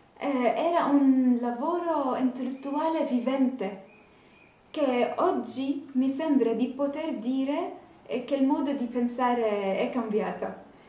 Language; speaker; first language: Italian; non-native, fluent; Arabic